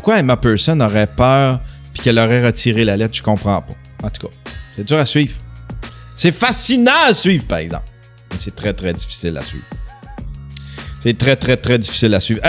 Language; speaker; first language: French; native; French